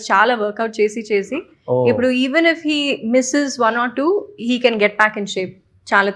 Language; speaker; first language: Telugu; non-native, local second language; Tamil